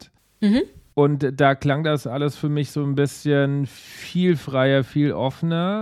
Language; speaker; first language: German; native; German